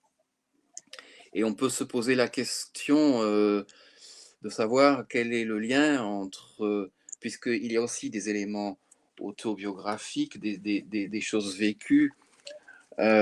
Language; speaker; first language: French; native; French